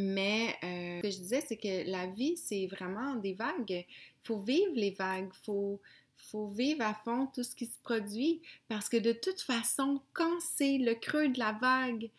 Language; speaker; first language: French; native; French